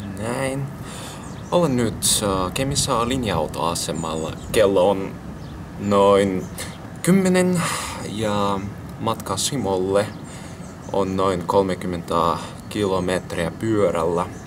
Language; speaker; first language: Finnish; non-native, fluent; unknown